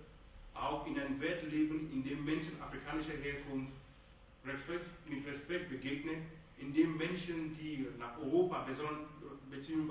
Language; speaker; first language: German; non-native, fluent; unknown